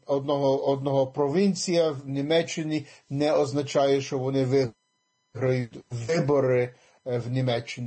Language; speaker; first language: Ukrainian; early bilingual, heritage; English